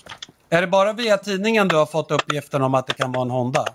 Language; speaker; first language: Swedish; native; Swedish